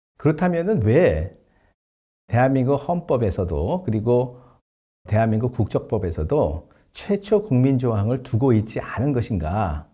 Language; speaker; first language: Korean; native; Korean